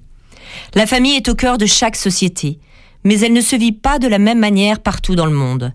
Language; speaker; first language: French; native; French